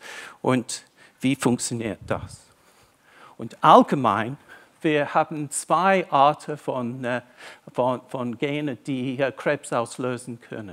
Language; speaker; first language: German; non-native, fluent; English